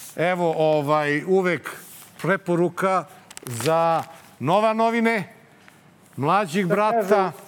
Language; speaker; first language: Serbian; native; Serbian